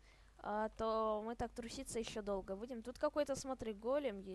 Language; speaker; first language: Russian; native; Russian